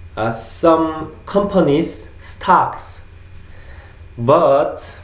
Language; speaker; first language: English; non-native, learner; Korean